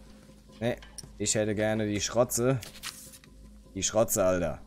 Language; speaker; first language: German; native; German